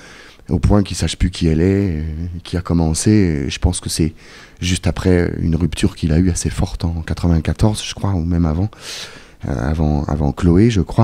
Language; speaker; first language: French; native; French